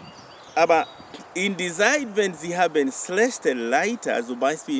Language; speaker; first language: German; non-native, learner; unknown